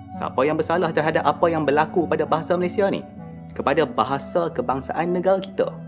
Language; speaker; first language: Malay; native; Malay